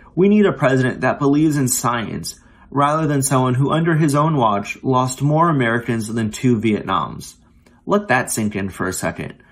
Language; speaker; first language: English; native; English